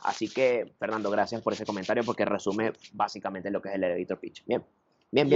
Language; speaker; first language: Spanish; native; Spanish